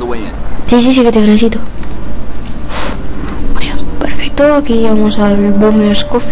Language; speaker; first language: Spanish; native; Spanish